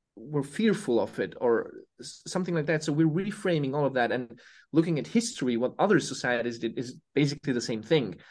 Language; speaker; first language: English; non-native, fluent; Serbian